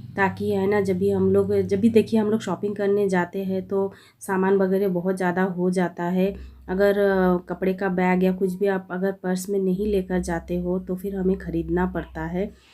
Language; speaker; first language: Hindi; non-native, local second language; Bangla